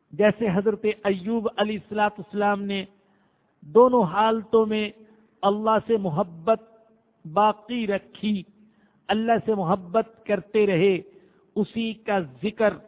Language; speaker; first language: Urdu; non-native, local second language; Punjabi